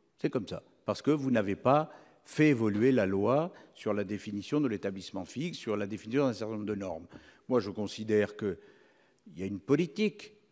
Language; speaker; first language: French; native; French